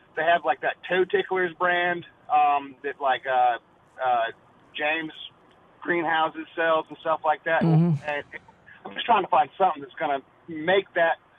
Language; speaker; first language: English; native; English